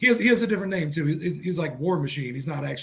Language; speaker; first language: English; native; English